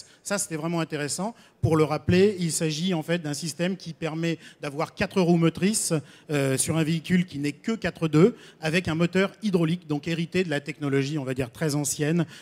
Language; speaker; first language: French; native; French